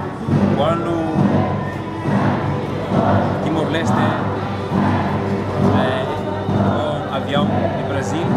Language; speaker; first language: Portuguese; non-native, learner; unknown